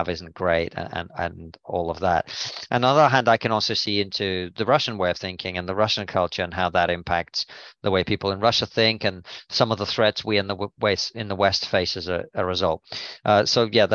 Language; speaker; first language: English; non-native, fluent; Russian